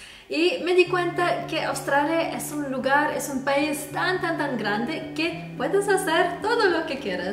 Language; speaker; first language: Spanish; non-native, fluent; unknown